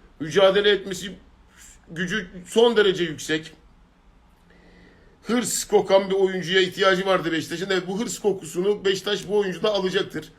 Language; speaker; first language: Turkish; native; Turkish